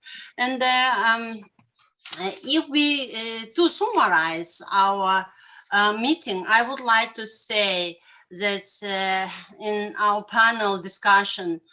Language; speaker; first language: English; non-native, learner; Russian